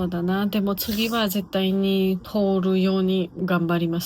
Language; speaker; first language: Japanese; non-native, fluent; Georgian